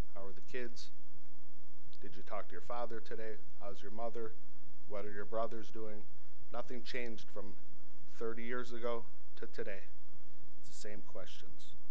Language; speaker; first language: English; native; English